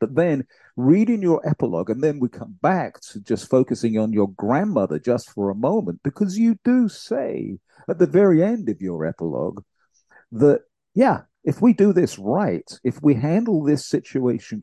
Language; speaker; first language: English; native; English